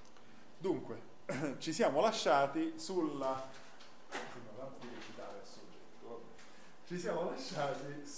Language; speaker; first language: Italian; native; Italian